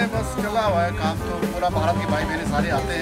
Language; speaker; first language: Hindi; non-native, local second language; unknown